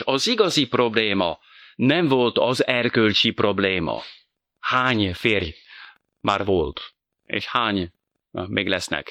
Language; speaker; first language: Hungarian; non-native, fluent; French